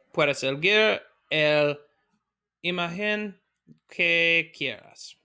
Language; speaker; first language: Spanish; non-native, learner; English